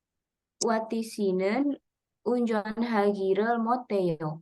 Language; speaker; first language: Korean; non-native, learner; Indonesian